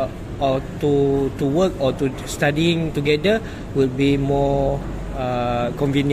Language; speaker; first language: English; non-native, local second language; Malay